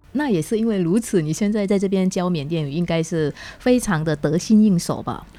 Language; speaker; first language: Chinese; native; Chinese